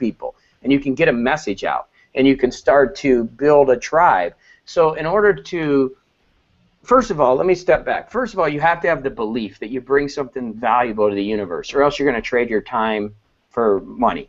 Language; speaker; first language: English; native; English